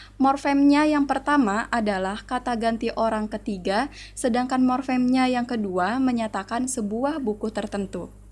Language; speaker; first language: Indonesian; native; Indonesian